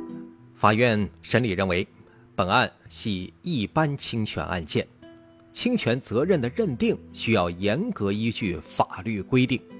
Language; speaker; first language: Chinese; native; Chinese